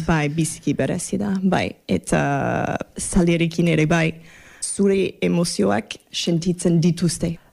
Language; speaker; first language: Basque; non-native, learner; English